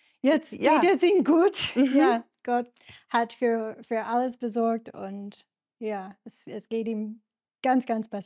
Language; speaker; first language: German; non-native, learner; English